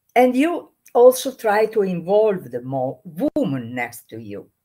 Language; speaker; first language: English; non-native, learner; Italian